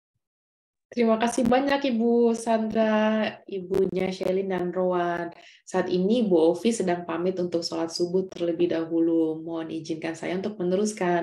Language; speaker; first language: Indonesian; native; Indonesian